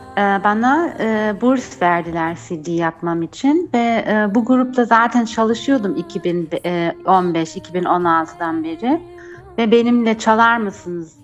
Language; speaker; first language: Turkish; early bilingual, heritage; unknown